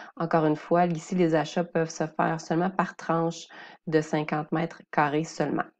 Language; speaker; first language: French; native; French